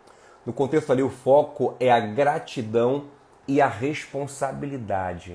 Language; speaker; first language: Portuguese; native; Portuguese